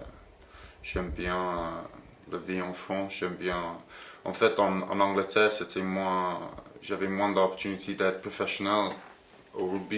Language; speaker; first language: French; non-native, fluent; English